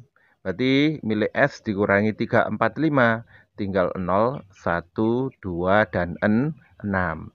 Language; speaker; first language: Indonesian; native; Indonesian